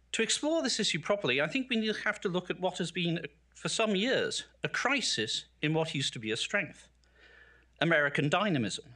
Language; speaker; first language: English; native; English